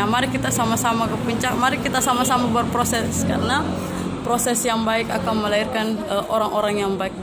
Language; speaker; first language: Indonesian; native; Indonesian